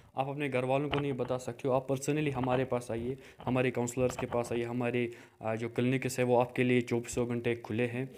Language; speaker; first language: Hindi; non-native, local second language; Kashmiri